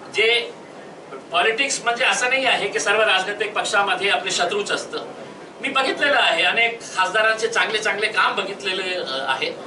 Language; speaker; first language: Marathi; non-native, local second language; Urdu